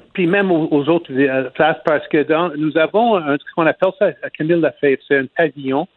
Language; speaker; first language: French; non-native, fluent; Chinese